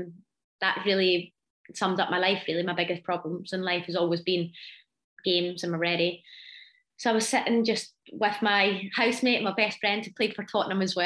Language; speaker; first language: English; native; English